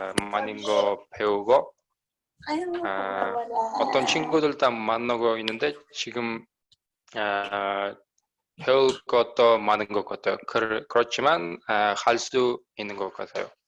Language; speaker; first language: Korean; non-native, learner; Uzbek